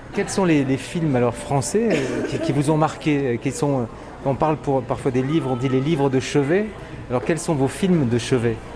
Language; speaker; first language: French; native; French